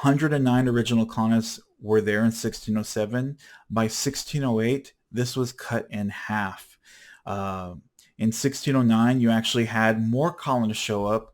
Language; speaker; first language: English; native; English